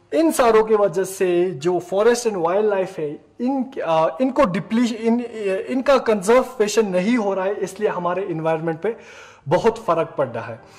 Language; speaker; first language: Hindi; non-native, local second language; Ladakhi